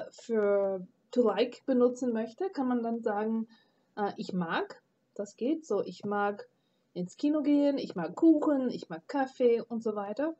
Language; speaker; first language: German; non-native, fluent; English